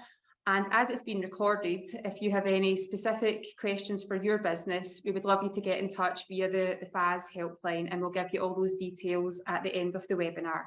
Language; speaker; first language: English; native; English